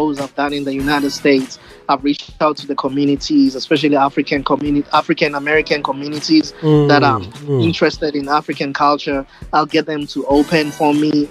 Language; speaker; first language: English; non-native, local second language; Zulu